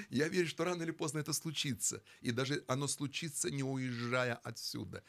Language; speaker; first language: Russian; native; Russian